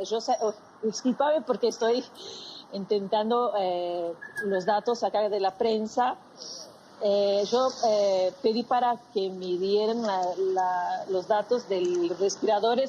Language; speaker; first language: Spanish; non-native, fluent; Portuguese